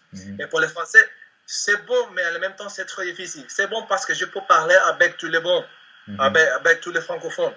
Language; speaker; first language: French; non-native, learner; Spanish